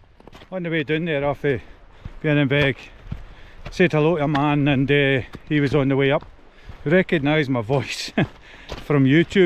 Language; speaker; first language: English; native; English